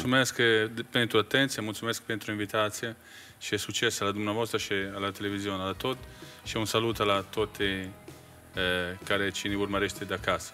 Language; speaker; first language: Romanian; non-native, fluent; Italian